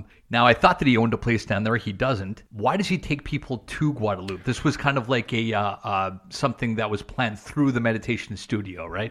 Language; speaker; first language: English; native; English